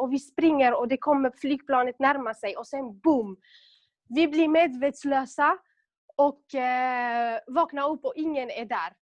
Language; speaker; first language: Swedish; non-native, local second language; Kurdish